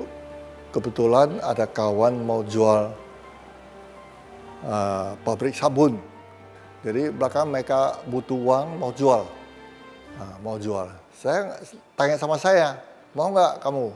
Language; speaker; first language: Indonesian; non-native, local second language; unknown